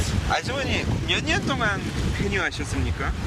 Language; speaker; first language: Korean; non-native, fluent; French